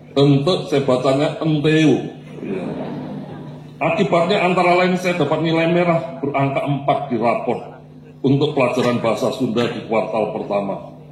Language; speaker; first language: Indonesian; non-native, local second language; Javanese